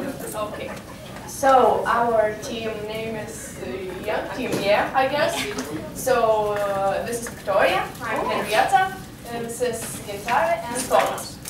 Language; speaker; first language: English; non-native, learner; Lithuanian